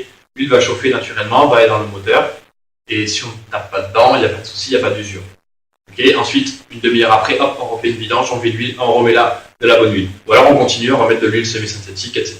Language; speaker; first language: French; native; French